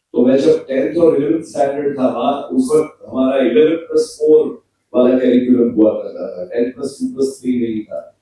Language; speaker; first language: Hindi; non-native, local second language; Gujarati